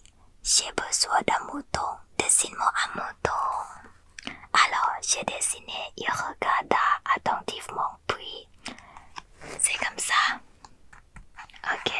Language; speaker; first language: French; non-native, learner; Thai